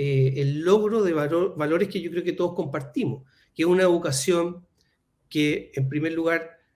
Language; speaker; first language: Spanish; native; Spanish